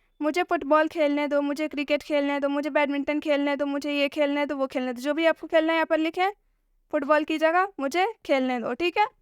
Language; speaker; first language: Hindi; native; Hindi